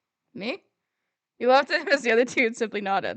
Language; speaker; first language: English; native; English